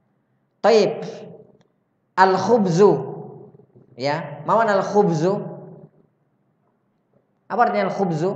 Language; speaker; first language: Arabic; non-native, fluent; Indonesian